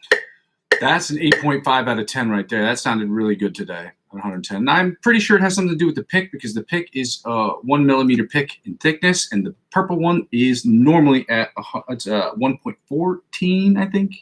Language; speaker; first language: English; native; English